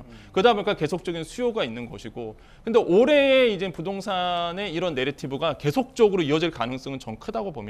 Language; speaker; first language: Korean; native; Korean